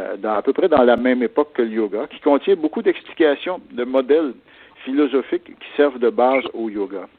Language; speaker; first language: French; native; French